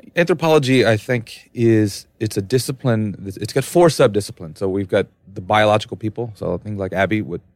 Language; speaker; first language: English; native; English